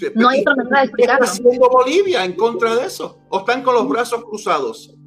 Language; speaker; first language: Spanish; early bilingual, heritage; Spanish